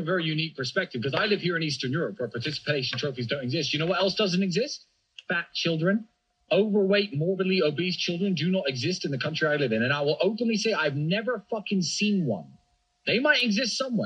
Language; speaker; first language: English; native; English